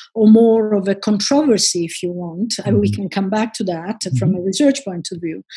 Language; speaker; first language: English; non-native, fluent; Italian